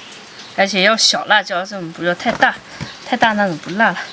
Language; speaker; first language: Chinese; native; Chinese